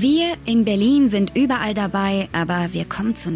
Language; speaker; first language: German; native; German